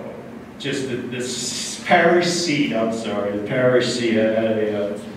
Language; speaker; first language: English; native; English